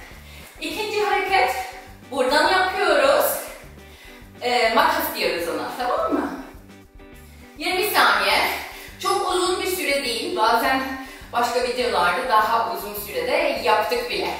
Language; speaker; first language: Turkish; non-native, fluent; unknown